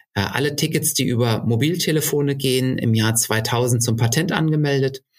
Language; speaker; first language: German; native; German